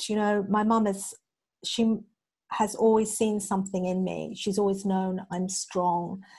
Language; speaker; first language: English; native; English